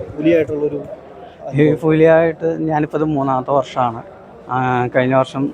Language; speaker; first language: Malayalam; native; Malayalam